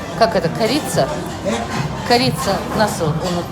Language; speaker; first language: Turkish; non-native, learner; Russian